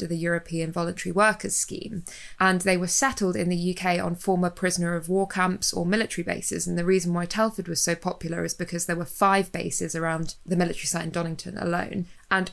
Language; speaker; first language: English; native; English